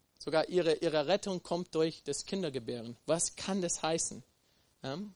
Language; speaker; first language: German; non-native, fluent; English